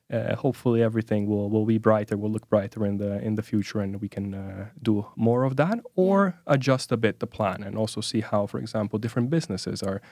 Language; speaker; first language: English; non-native, fluent; Italian